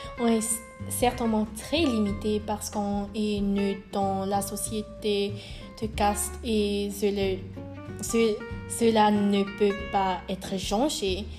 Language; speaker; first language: French; non-native, learner; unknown